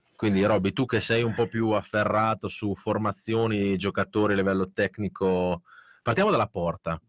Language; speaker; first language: Italian; native; Italian